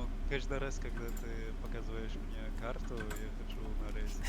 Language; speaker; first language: Russian; non-native, learner; English